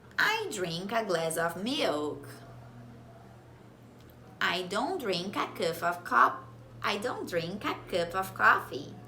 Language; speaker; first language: English; non-native, fluent; Portuguese